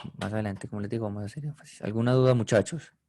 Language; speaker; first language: Spanish; native; Spanish